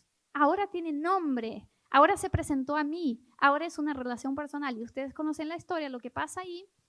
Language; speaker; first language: Spanish; native; Spanish